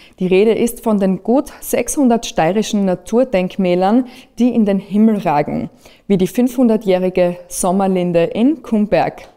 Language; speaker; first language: German; native; German